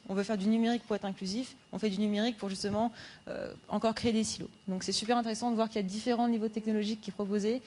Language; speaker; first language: French; native; French